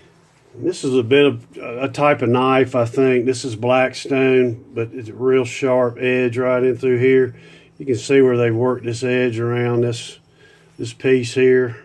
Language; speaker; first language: English; native; English